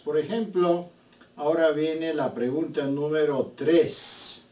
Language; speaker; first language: Spanish; non-native, fluent; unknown